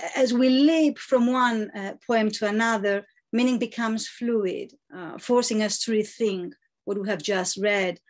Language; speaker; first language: English; non-native, fluent; Greek